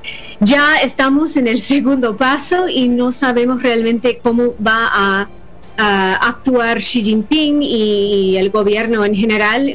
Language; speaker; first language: Spanish; non-native, fluent; English